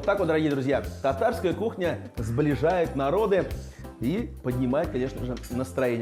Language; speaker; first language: Russian; native; Russian